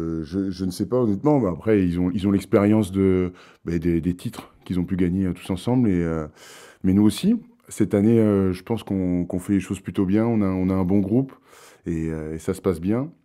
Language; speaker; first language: French; native; French